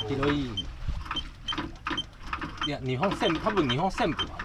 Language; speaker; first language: Japanese; non-native, learner; Chinese